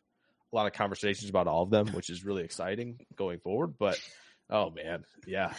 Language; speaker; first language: English; native; English